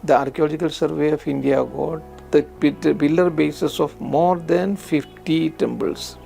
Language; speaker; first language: English; non-native, local second language; Malayalam